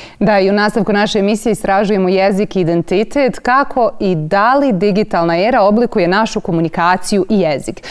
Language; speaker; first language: Serbian; native; Serbian